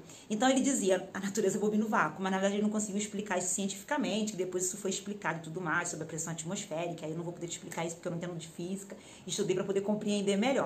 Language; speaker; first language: Portuguese; native; Portuguese